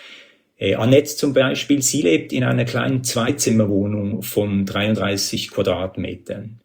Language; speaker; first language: German; native; German